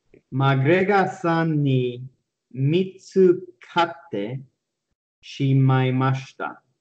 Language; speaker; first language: Japanese; non-native, learner; English